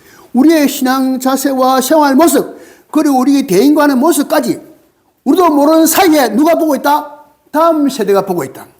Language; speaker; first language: Korean; native; Korean